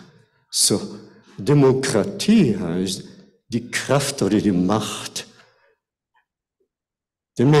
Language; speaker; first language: German; non-native, fluent; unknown